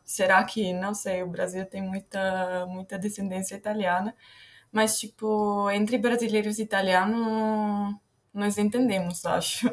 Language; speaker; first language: Portuguese; non-native, fluent; Italian